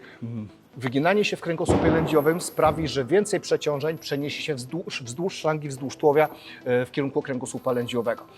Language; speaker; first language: Polish; native; Polish